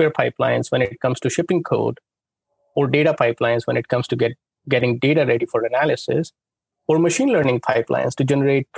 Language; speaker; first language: English; non-native, local second language; Hindi